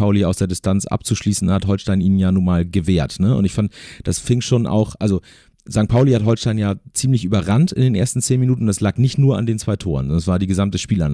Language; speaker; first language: German; native; German